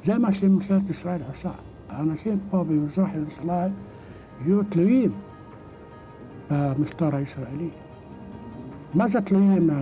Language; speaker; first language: Hebrew; non-native, local second language; Arabic